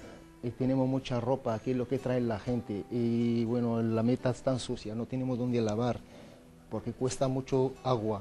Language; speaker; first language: Spanish; non-native, learner; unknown